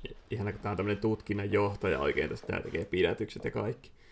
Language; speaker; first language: Finnish; native; Finnish